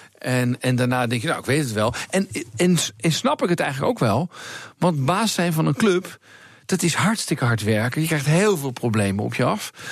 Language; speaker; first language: Dutch; native; Dutch